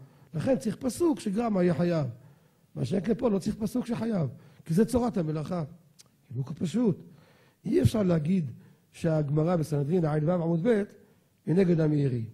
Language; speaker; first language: Hebrew; native; Hebrew